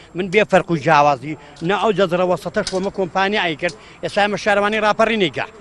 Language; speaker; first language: Central Kurdish; native; Central Kurdish